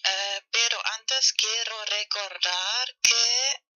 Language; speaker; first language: Spanish; non-native, learner; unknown